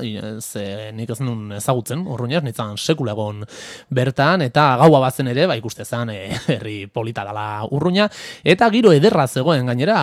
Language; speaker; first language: Basque; native; Basque